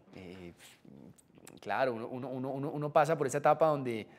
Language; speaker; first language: Spanish; native; Spanish